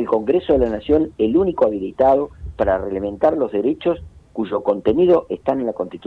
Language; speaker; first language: Spanish; native; Spanish